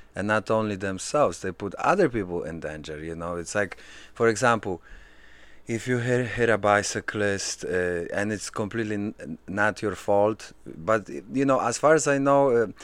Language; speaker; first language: English; early bilingual, other home language; Polish